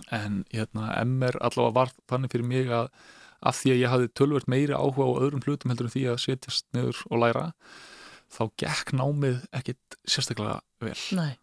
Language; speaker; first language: Icelandic; native; Icelandic